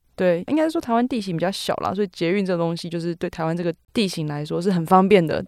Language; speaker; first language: Chinese; native; Chinese